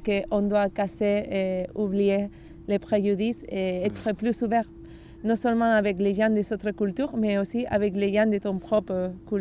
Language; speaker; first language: French; non-native, learner; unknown